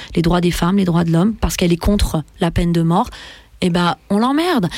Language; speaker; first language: French; early bilingual, other home language; Persian